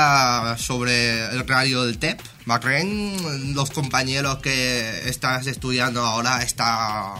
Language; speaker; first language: Spanish; non-native, fluent; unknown